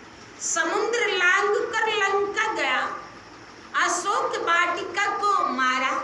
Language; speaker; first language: Hindi; native; Hindi